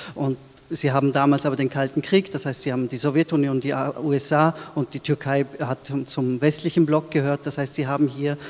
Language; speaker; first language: German; early bilingual, other home language; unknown